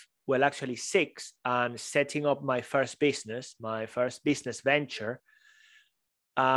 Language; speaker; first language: English; non-native, fluent; Spanish